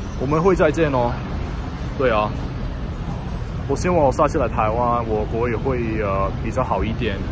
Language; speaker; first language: Chinese; non-native, learner; Cantonese